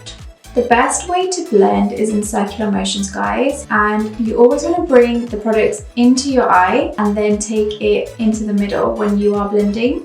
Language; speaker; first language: English; native; English